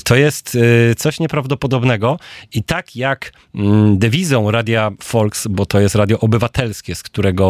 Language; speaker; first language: Polish; native; Polish